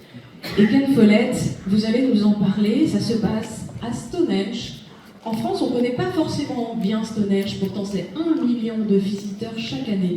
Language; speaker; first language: French; native; French